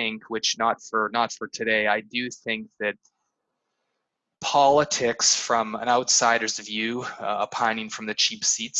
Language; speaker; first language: English; native; English